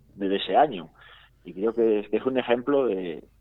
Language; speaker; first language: Spanish; native; Spanish